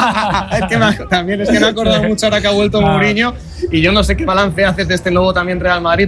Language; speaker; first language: Spanish; native; Spanish